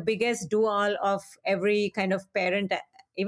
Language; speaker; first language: English; non-native, local second language; Hindi